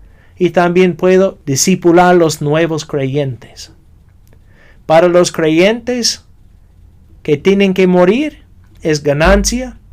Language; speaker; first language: Spanish; non-native, fluent; English